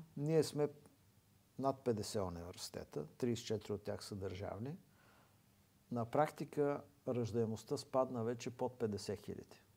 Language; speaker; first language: Bulgarian; native; Bulgarian